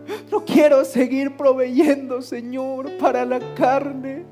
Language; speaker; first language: Spanish; native; Spanish